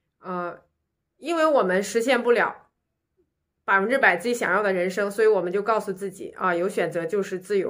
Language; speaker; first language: Chinese; native; Chinese